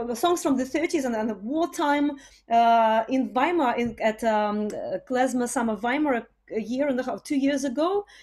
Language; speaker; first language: English; non-native, fluent; Russian